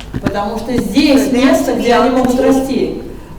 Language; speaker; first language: Russian; native; Russian